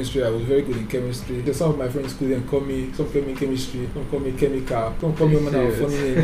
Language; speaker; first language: English; non-native, local second language; Yoruba